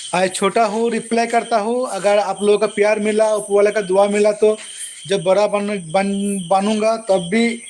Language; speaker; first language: Hindi; non-native, local second language; Bangla